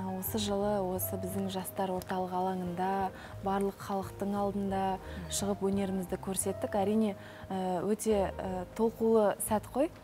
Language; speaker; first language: Kazakh; native; Kazakh